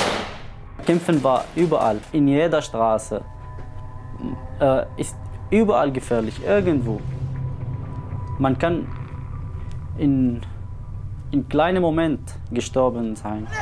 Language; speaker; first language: German; non-native, learner; Arabic